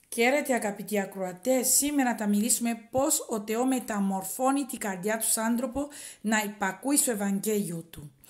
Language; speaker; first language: Greek; non-native, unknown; Swahili